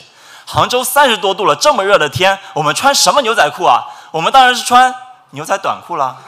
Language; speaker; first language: Chinese; native; Chinese